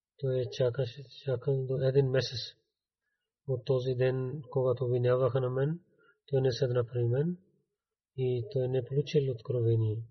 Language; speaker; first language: Bulgarian; non-native, learner; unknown